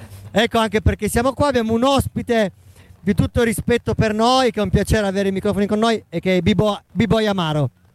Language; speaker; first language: Italian; native; Italian